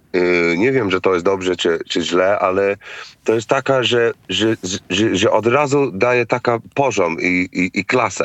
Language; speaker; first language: Polish; non-native, fluent; English